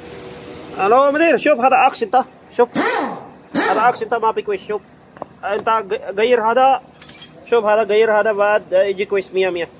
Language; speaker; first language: Arabic; non-native, learner; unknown